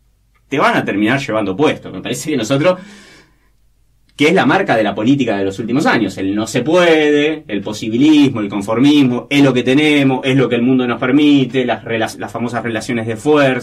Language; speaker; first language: Spanish; native; Spanish